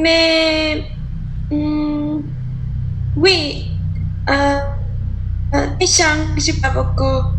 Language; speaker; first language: French; non-native, learner; Spanish